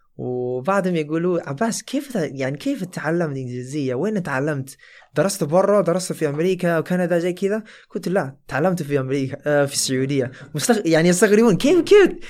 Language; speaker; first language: Arabic; non-native, fluent; Chinese